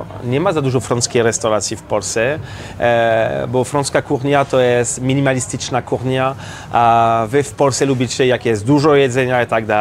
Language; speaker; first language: Polish; non-native, learner; French